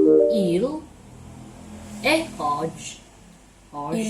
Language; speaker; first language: French; non-native, learner; Chinese